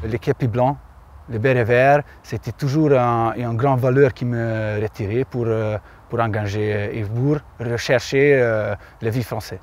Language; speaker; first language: French; non-native, learner; Hungarian